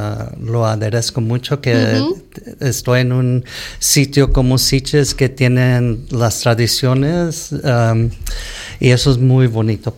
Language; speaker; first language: Spanish; early bilingual, heritage; Spanish